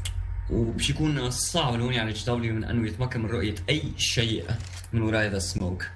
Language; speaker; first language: Arabic; native; Arabic